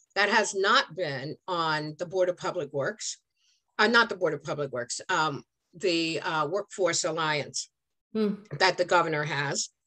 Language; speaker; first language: English; native; English